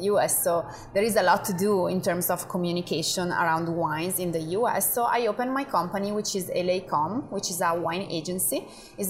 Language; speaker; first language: English; non-native, fluent; Italian